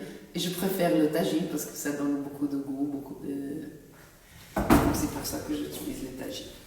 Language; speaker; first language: French; non-native, local second language; Arabic